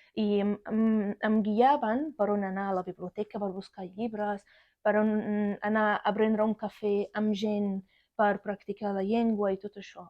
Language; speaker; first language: Catalan; non-native, fluent; Arabic